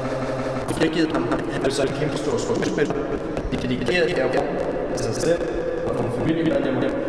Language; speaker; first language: Danish; native; Danish